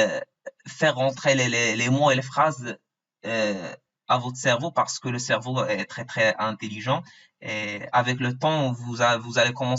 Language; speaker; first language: French; non-native, fluent; Arabic